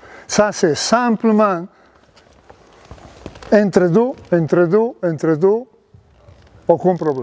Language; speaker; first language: French; non-native, learner; Serbian